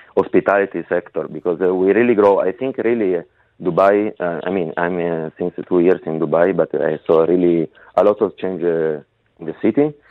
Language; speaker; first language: English; non-native, learner; Italian